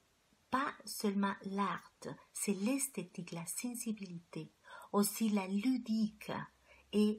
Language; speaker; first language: French; non-native, fluent; Spanish